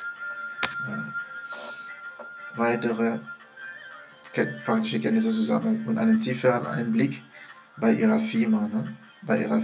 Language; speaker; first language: German; non-native, fluent; French